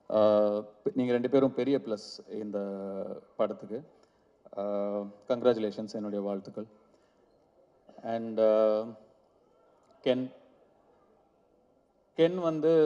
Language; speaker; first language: Tamil; native; Tamil